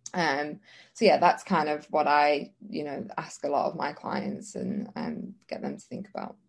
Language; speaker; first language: English; native; English